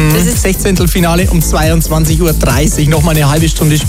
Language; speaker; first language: German; native; German